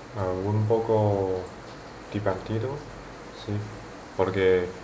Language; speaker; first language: Spanish; non-native, learner; Chinese